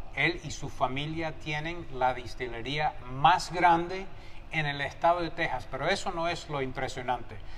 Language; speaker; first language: Spanish; early bilingual, heritage; Spanish